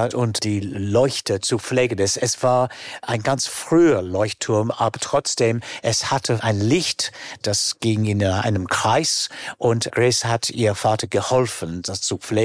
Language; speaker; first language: German; non-native, fluent; English